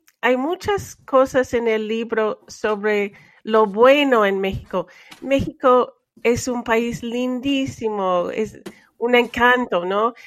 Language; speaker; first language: Spanish; non-native, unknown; English